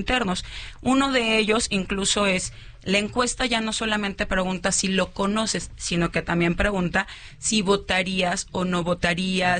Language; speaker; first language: Spanish; native; Spanish